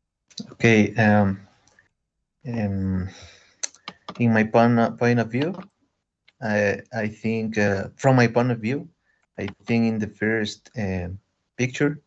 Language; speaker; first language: English; non-native, learner; Spanish